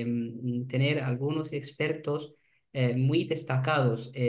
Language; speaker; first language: Spanish; non-native, fluent; Arabic